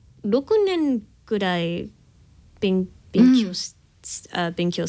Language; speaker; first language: Japanese; non-native, learner; English